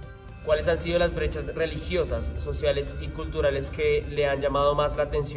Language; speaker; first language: Spanish; native; Spanish